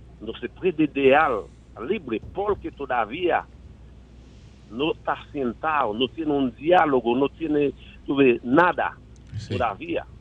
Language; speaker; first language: Spanish; non-native, learner; Haitian Creole